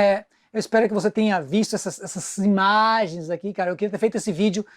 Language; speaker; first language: Portuguese; native; Portuguese